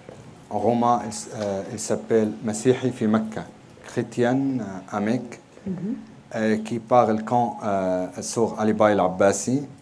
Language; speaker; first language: French; non-native, learner; Arabic